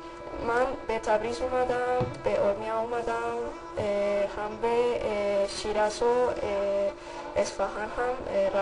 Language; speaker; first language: Persian; non-native, learner; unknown